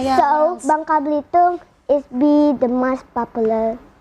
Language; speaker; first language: English; non-native, learner; Indonesian